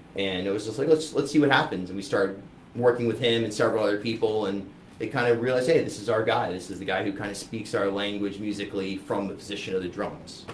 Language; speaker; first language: English; native; English